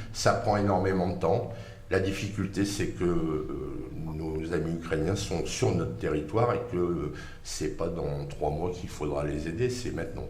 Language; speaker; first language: French; native; French